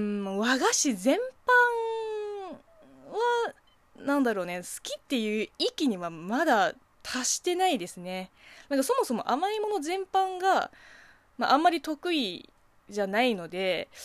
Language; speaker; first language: Japanese; non-native, fluent; Chinese